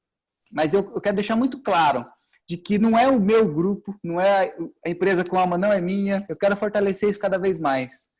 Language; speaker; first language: Portuguese; native; Portuguese